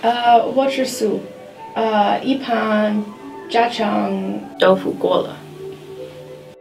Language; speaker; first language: Chinese; non-native, learner; English